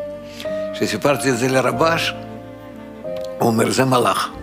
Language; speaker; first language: Hebrew; non-native, fluent; Russian